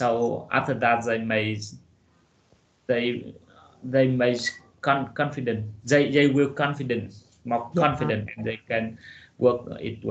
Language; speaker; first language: English; non-native, learner; Vietnamese